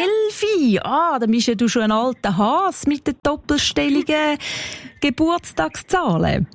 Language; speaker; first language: German; native; German